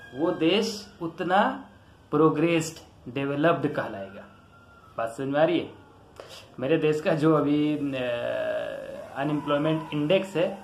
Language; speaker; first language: Hindi; native; Hindi